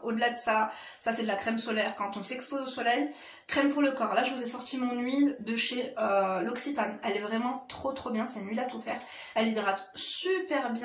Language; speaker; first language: French; native; French